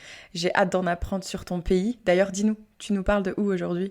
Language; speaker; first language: French; native; French